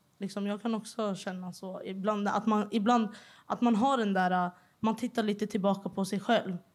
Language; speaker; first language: Swedish; early bilingual, other home language; Arabic